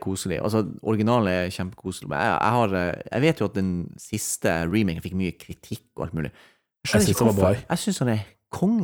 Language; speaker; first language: Norwegian; native; Norwegian